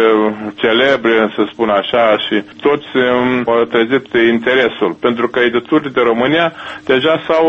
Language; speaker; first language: Romanian; native; Romanian